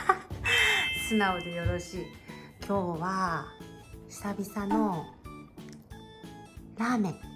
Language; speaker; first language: Japanese; native; Japanese